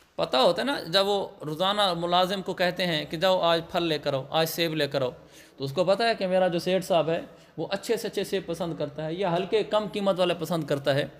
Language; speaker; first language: Urdu; native; Urdu